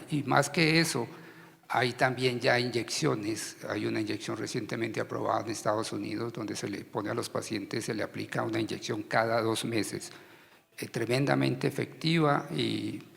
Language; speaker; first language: Spanish; native; Spanish